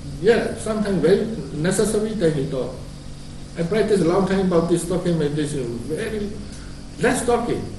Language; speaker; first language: English; non-native, learner; Burmese